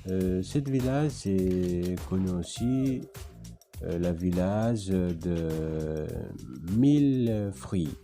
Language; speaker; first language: French; non-native, fluent; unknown